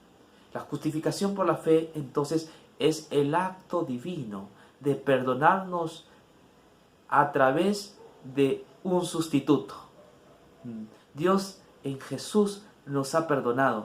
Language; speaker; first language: Spanish; native; Spanish